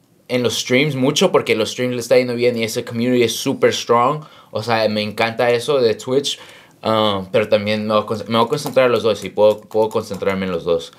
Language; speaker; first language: Spanish; early bilingual, heritage; Spanish